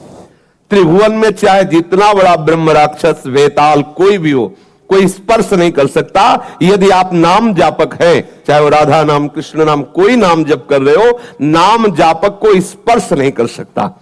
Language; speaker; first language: Hindi; native; Hindi